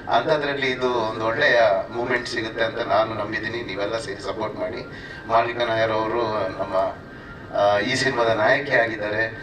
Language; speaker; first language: Kannada; native; Kannada